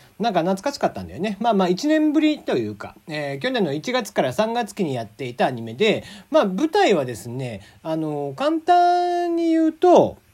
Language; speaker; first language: Japanese; native; Japanese